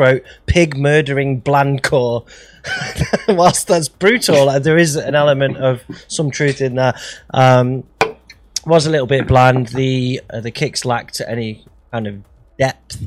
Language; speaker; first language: English; native; English